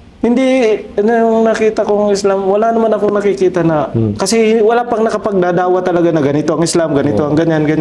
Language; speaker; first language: Filipino; non-native, local second language; Waray